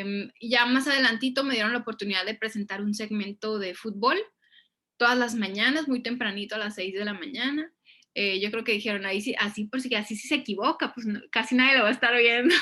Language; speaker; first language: Spanish; native; Spanish